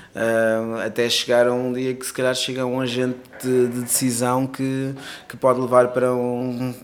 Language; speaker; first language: Portuguese; non-native, local second language; Kabuverdianu